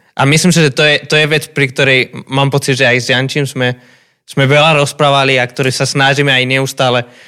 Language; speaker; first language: Slovak; non-native, fluent; Spanish